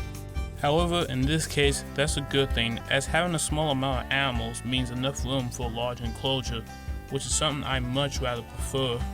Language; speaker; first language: English; native; English